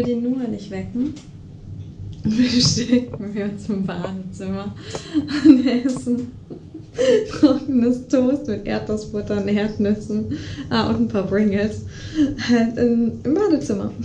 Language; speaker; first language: German; native; German